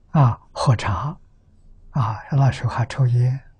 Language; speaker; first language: Chinese; native; Chinese